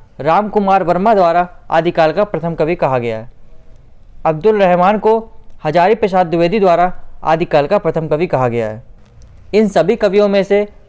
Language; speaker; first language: Hindi; native; Hindi